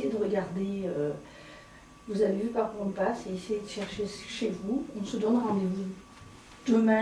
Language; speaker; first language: French; native; French